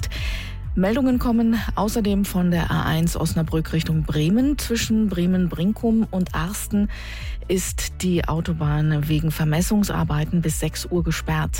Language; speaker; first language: German; native; German